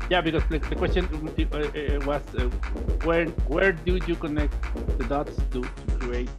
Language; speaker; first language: English; non-native, learner; Spanish